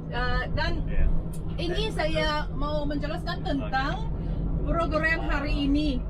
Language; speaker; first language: Indonesian; non-native, fluent; Vietnamese